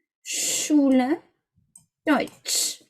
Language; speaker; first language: German; non-native, fluent; English